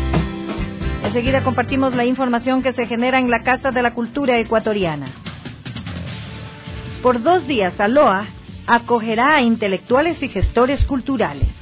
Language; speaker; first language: Spanish; native; Spanish